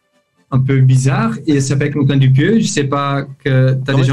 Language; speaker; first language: French; non-native, local second language; Dutch